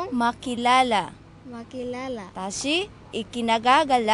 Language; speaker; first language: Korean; non-native, learner; Filipino